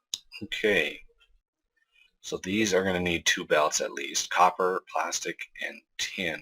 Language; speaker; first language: English; native; English